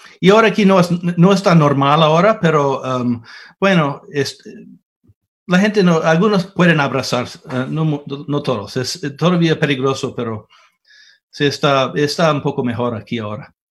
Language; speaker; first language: Spanish; non-native, fluent; English